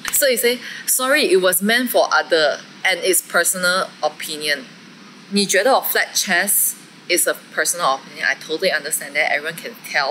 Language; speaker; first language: English; non-native, local second language; Chinese